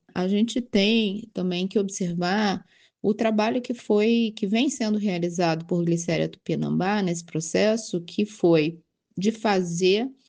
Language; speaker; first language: Portuguese; native; Portuguese